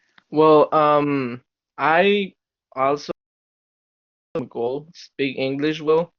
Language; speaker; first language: English; non-native, learner; Spanish